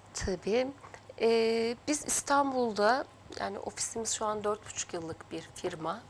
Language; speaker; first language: Turkish; early bilingual, heritage; Turkish